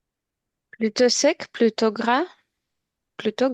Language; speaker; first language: French; non-native, learner; Ukrainian